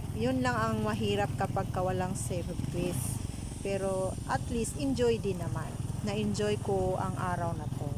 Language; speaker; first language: Filipino; non-native, local second language; Cebuano